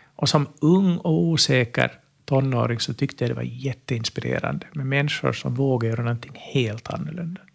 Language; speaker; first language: Swedish; native; Swedish